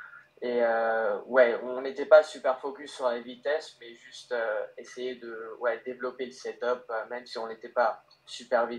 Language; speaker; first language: French; early bilingual, heritage; French